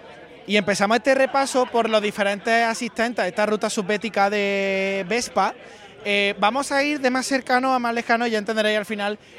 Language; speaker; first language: Spanish; native; Spanish